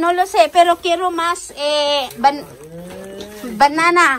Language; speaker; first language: Spanish; non-native, learner; Filipino